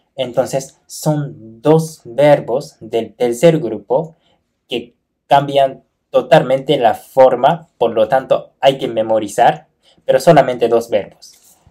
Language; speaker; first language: Spanish; non-native, fluent; Japanese